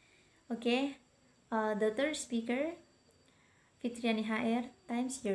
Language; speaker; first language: English; non-native, learner; Indonesian